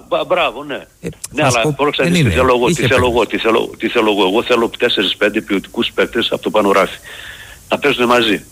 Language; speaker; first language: Greek; native; Greek